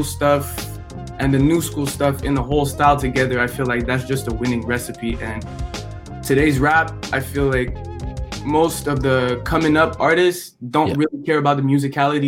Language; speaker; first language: English; non-native, fluent; French